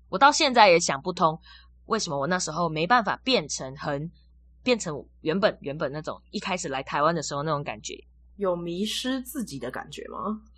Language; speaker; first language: Chinese; native; Chinese